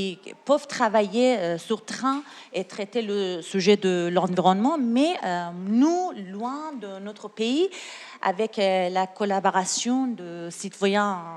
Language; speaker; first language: French; non-native, learner; Persian